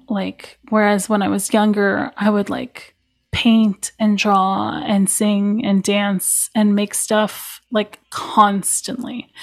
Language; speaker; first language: English; native; English